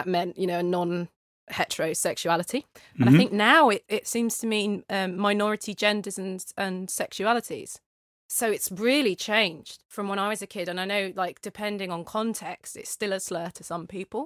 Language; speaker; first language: English; native; English